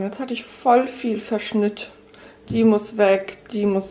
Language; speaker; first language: German; native; German